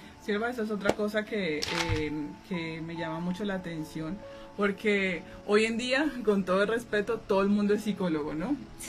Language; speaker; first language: Spanish; native; Spanish